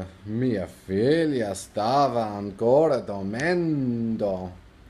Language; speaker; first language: Italian; non-native, learner; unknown